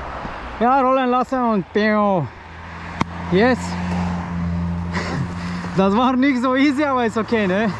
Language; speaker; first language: German; non-native, learner; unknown